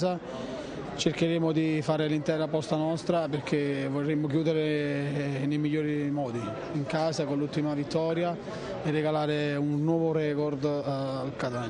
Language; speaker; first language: Italian; native; Italian